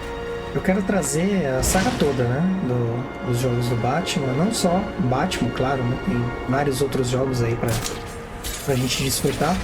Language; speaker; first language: Portuguese; native; Portuguese